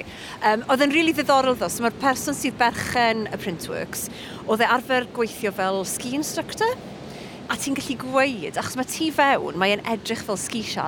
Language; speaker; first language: Welsh; native; Welsh